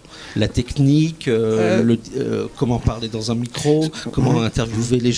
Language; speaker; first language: French; native; French